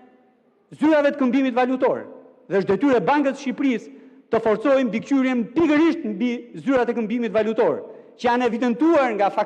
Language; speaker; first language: Albanian; native; Albanian